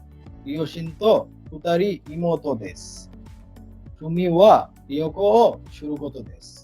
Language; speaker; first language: Japanese; non-native, learner; Bangla